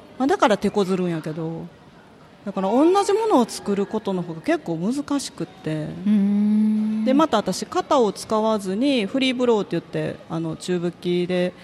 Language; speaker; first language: Japanese; native; Japanese